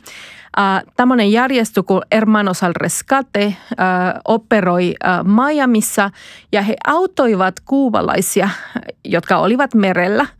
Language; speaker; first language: Finnish; non-native, fluent; Spanish